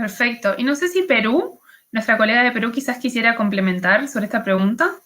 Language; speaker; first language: Spanish; native; Spanish